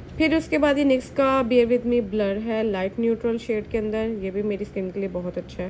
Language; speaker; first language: Urdu; native; Urdu